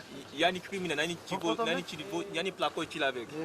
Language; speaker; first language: Russian; non-native, learner; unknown